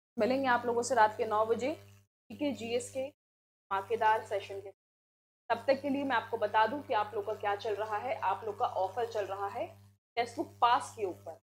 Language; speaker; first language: Hindi; native; Hindi